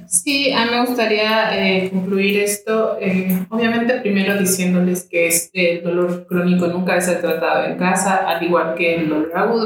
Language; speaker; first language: Spanish; native; Spanish